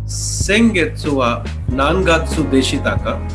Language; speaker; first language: Japanese; non-native, learner; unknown